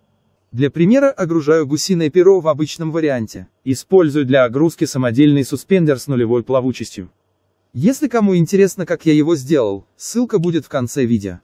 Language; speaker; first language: Russian; native; Russian